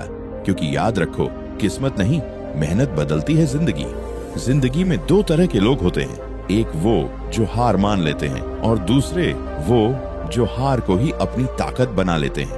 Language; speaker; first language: Hindi; native; Hindi